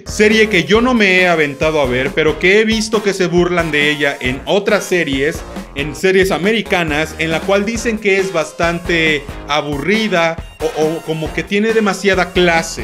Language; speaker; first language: Spanish; native; Spanish